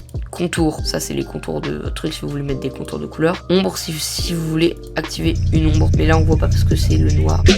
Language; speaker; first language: French; native; French